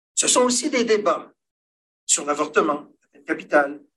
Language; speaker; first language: French; native; French